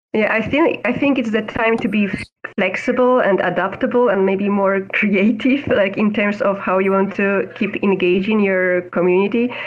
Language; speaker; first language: English; non-native, fluent; Polish